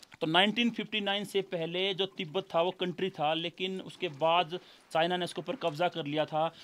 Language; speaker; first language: Hindi; native; Hindi